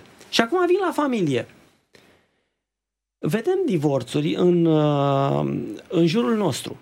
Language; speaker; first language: Romanian; native; Romanian